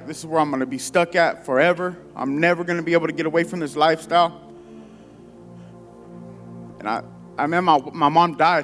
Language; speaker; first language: English; native; English